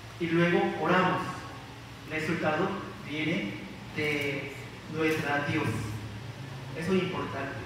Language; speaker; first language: Spanish; non-native, learner; Korean